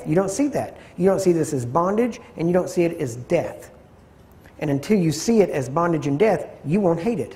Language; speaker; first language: English; native; English